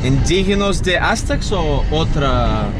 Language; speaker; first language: Spanish; non-native, learner; Russian